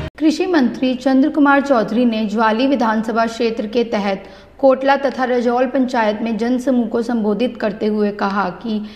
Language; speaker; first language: Hindi; native; Hindi